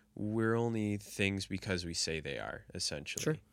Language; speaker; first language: English; native; English